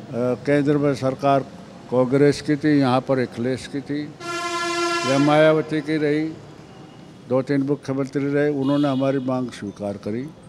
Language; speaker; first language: Hindi; native; Hindi